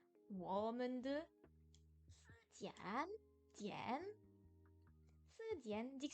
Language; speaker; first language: Chinese; non-native, learner; French